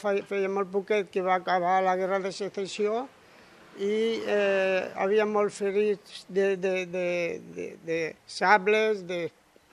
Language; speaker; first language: Catalan; non-native, local second language; Spanish